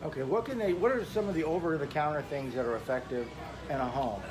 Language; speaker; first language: English; native; English